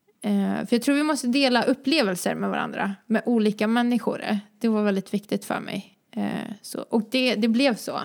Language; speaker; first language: Swedish; early bilingual, other home language; Croatian